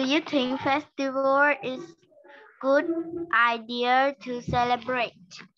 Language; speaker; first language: English; non-native, learner; Vietnamese